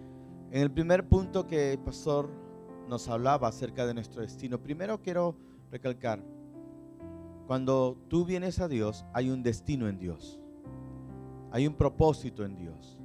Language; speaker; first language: Spanish; native; Spanish